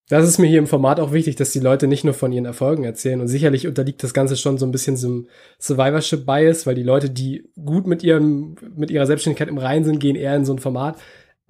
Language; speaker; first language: German; native; German